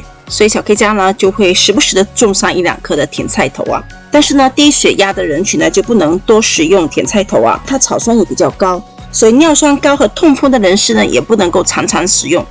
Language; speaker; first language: Chinese; native; Chinese